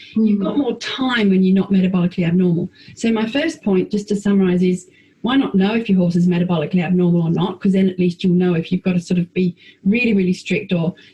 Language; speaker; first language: English; native; English